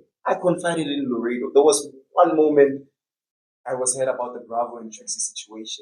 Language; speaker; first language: English; non-native, local second language; Tswana